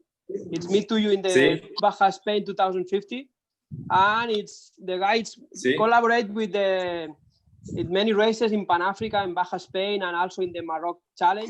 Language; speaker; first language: English; non-native, learner; Spanish